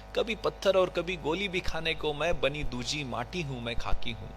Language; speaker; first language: Hindi; non-native, local second language; Marathi